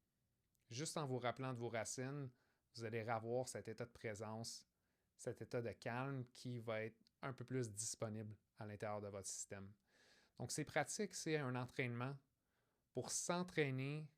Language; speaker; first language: French; native; French